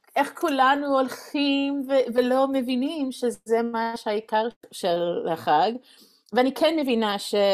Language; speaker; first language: Hebrew; non-native, fluent; English